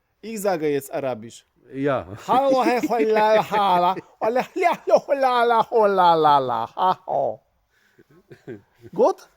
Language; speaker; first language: German; non-native, learner; Polish